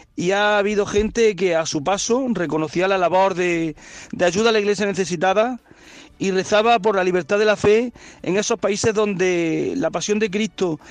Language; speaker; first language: Spanish; native; Spanish